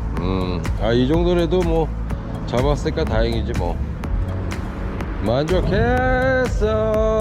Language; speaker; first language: Korean; native; Korean